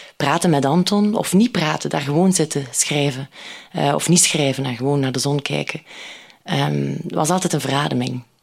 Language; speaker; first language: Dutch; native; Dutch